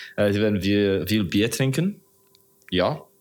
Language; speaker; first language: German; non-native, learner; English